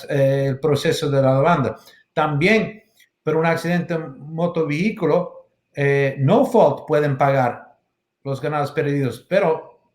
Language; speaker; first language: Spanish; non-native, learner; English